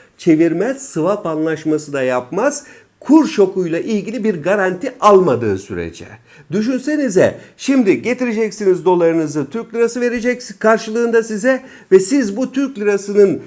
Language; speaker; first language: Turkish; native; Turkish